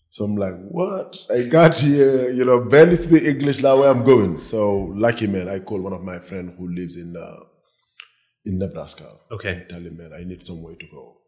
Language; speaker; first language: English; non-native, fluent; Wolof